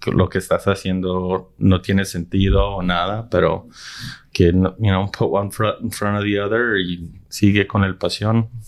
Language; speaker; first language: Spanish; early bilingual, heritage; Spanish